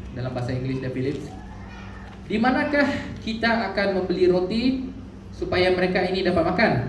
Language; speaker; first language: Malay; non-native, local second language; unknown